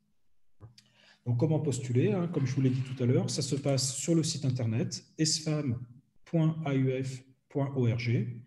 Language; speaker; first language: French; native; French